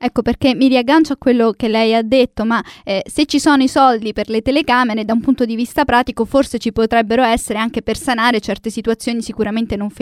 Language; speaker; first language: Italian; native; Italian